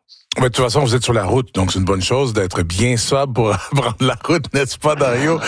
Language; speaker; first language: French; native; French